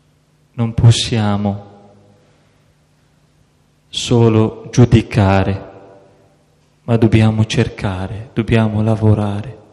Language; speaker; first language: Italian; non-native, fluent; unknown